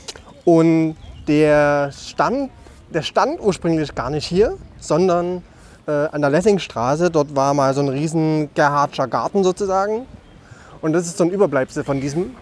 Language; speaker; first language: German; native; German